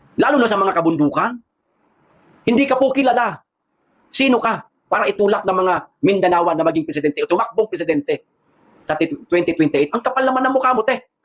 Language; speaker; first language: Filipino; non-native, local second language; Cebuano